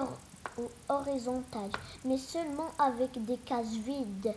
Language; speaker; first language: French; non-native, local second language; Arabic